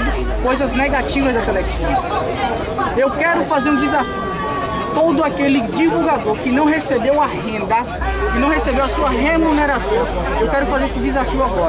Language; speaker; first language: Portuguese; native; Portuguese